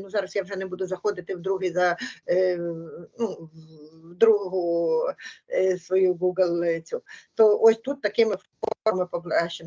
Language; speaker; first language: Ukrainian; native; Ukrainian